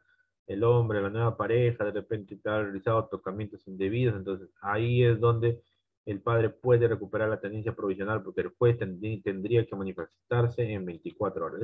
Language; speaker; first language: Spanish; native; Spanish